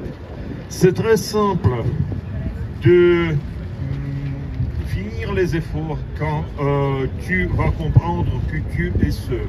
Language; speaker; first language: French; non-native, learner; Russian